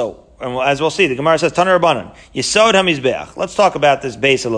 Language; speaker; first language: English; native; English